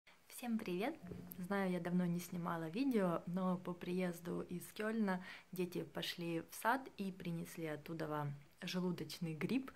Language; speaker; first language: Russian; native; Russian